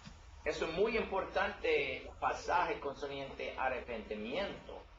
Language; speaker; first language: Spanish; non-native, learner; English